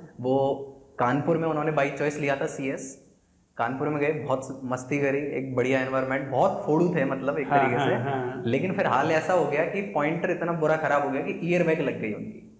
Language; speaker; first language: Hindi; native; Hindi